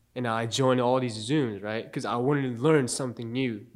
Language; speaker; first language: English; non-native, fluent; Japanese